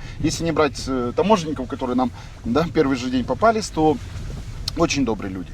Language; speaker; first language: Russian; native; Russian